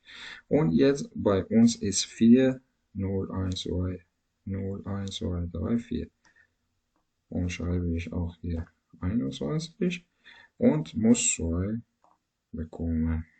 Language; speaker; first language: German; non-native, learner; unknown